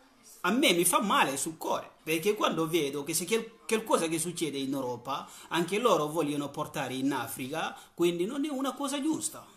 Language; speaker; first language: Italian; non-native, learner; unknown